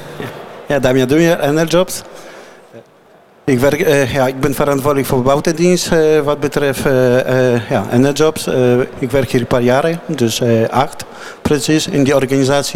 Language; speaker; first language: Dutch; non-native, learner; Polish